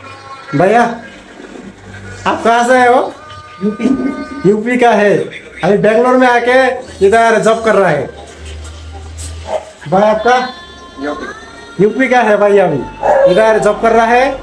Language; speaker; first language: Hindi; non-native, learner; Bangla